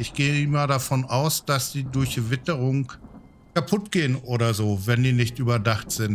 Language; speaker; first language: German; native; German